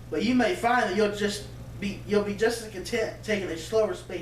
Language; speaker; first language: English; native; English